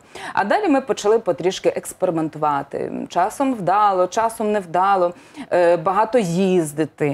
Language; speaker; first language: Ukrainian; native; Ukrainian